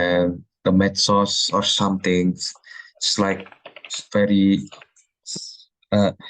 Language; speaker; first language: English; non-native, learner; Indonesian